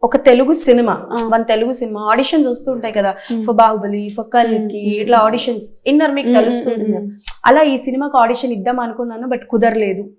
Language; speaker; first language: Telugu; native; Telugu